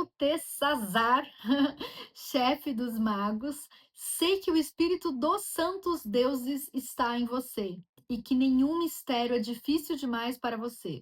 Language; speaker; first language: Portuguese; native; Portuguese